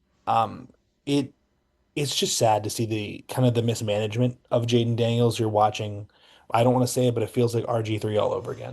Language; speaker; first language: English; native; English